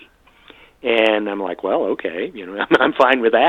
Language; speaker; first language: English; native; English